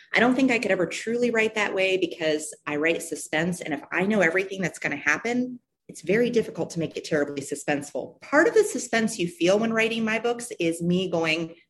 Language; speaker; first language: English; native; English